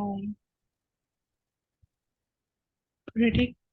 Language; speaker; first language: English; non-native, learner; Vietnamese